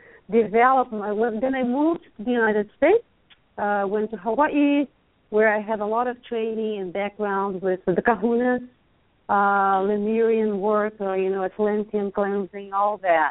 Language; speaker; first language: English; non-native, fluent; Portuguese